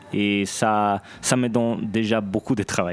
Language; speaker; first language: French; non-native, local second language; Italian